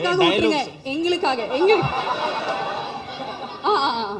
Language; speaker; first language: Tamil; native; Tamil